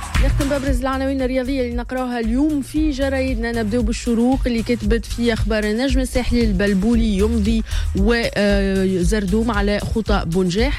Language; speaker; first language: Arabic; native; Arabic